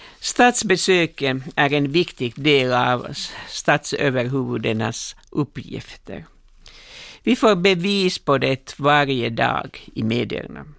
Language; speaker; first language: Swedish; non-native, local second language; Finnish